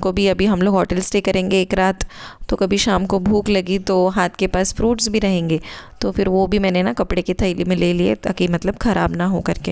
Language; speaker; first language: Hindi; native; Hindi